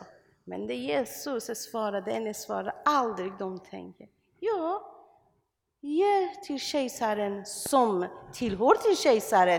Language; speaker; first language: Swedish; non-native, learner; Persian